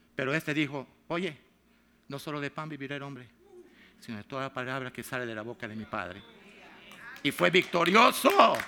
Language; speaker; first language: Spanish; native; Spanish